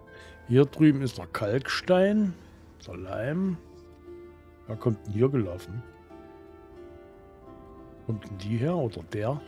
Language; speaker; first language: German; native; German